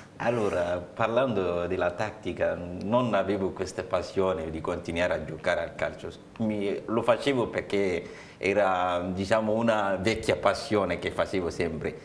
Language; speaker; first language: Italian; non-native, fluent; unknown